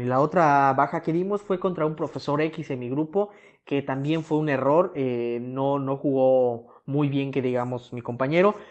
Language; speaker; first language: Spanish; native; Spanish